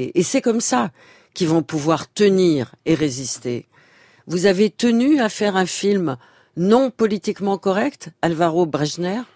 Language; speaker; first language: French; native; French